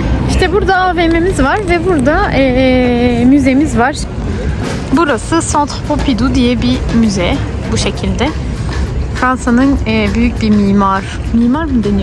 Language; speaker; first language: Turkish; non-native, learner; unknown